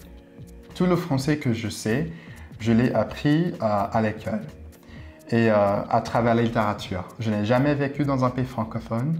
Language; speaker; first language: French; non-native, fluent; English